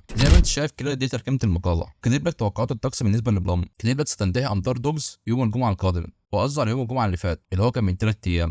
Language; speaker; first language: Arabic; native; Arabic